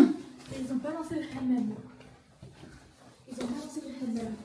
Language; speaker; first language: French; native; French